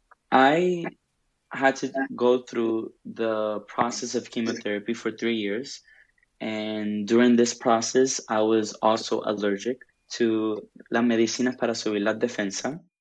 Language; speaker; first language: English; early bilingual, other home language; Spanish